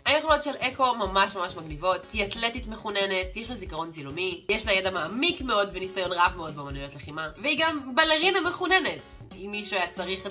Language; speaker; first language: Hebrew; native; Hebrew